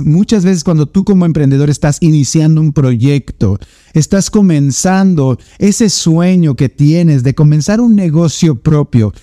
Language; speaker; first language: Spanish; native; Spanish